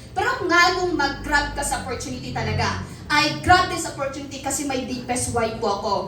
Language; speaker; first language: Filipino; non-native, local second language; Cebuano